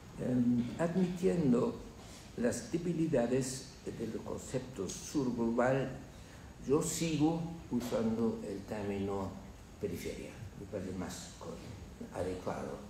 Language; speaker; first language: Spanish; non-native, fluent; German